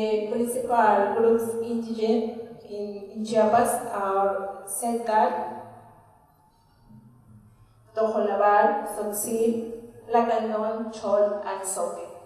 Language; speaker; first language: English; non-native, learner; Spanish